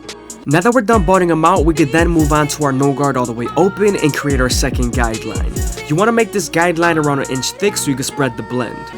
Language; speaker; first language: English; native; English